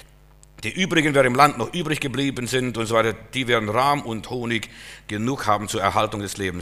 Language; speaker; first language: German; native; German